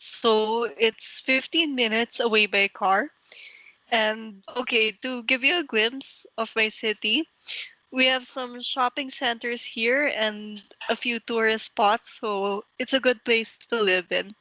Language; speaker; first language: English; non-native, local second language; Filipino